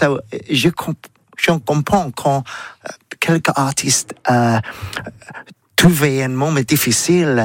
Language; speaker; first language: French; non-native, learner; English